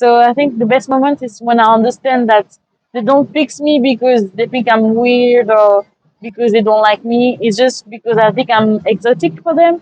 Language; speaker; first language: English; non-native, fluent; French